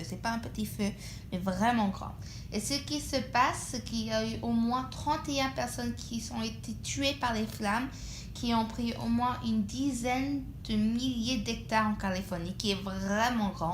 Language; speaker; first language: French; non-native, fluent; English